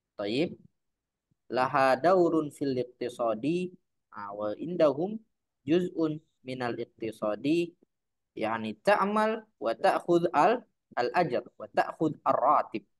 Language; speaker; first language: Arabic; non-native, fluent; Indonesian